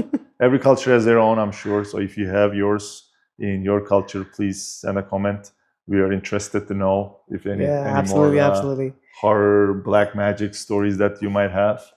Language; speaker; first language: English; non-native, fluent; Turkish